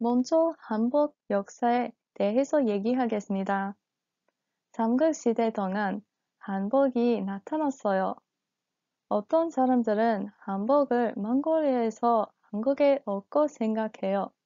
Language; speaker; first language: Korean; non-native, learner; English